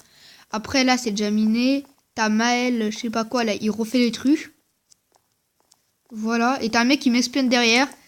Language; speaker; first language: French; native; French